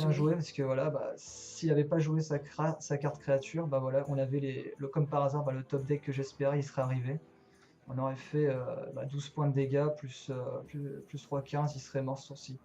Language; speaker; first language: French; native; French